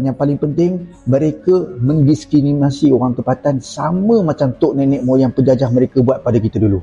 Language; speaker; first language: Malay; native; Malay